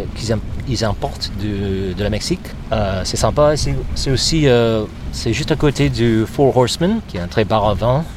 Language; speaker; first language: French; non-native, fluent; English